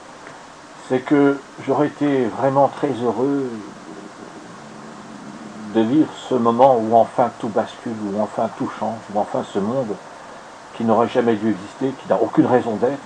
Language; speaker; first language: French; native; French